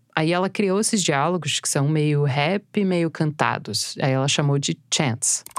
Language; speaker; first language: Portuguese; non-native, fluent; English